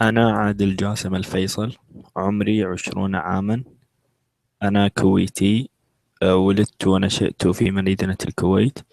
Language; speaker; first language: Arabic; non-native, learner; English